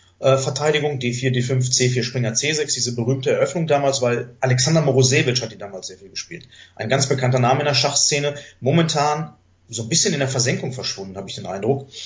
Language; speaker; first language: German; native; German